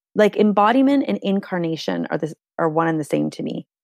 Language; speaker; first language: English; non-native, fluent; Hungarian